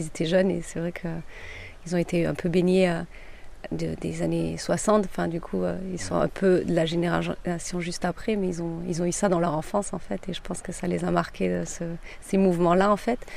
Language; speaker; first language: French; native; French